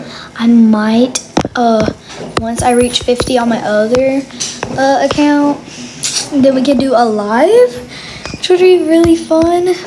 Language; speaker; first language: English; native; English